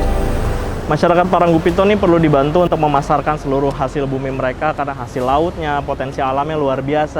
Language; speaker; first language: Indonesian; native; Indonesian